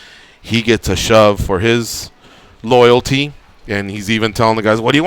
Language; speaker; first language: English; native; English